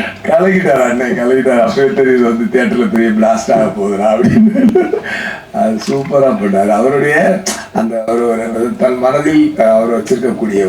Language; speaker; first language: Tamil; native; Tamil